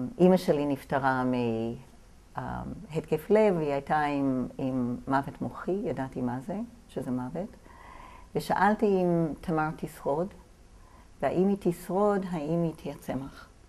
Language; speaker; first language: Hebrew; non-native, fluent; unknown